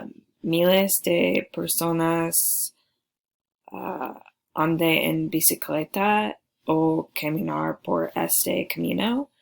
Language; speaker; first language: Spanish; non-native, learner; English